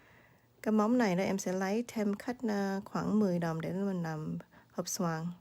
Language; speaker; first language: Vietnamese; early bilingual, heritage; Vietnamese